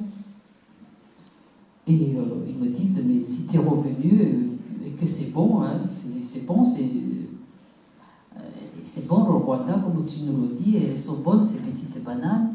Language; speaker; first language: French; non-native, local second language; Kinyarwanda